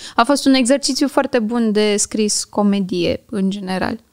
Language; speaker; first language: Romanian; native; Romanian